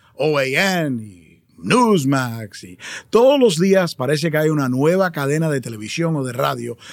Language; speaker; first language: Spanish; early bilingual, heritage; Spanish